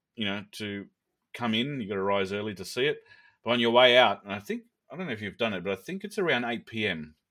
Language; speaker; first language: English; native; English